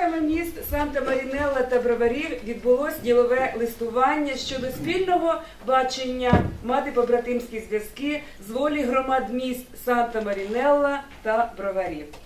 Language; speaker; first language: Ukrainian; native; Ukrainian